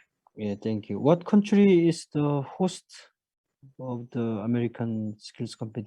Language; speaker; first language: English; non-native, fluent; Korean